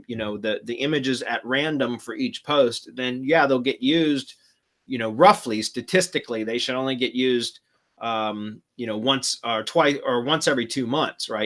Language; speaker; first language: English; native; English